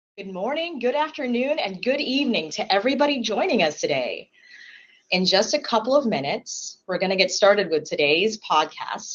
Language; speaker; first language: English; native; English